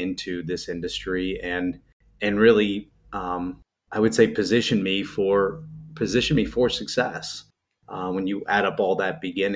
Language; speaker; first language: English; native; English